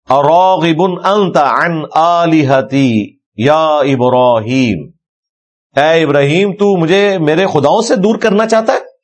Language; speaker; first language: Urdu; non-native, local second language; Punjabi